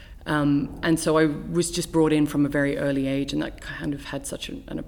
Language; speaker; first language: English; native; English